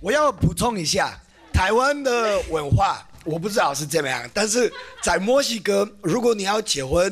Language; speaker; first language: Chinese; non-native, fluent; Spanish